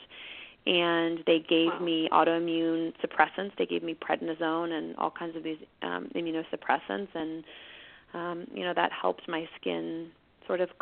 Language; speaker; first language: English; native; English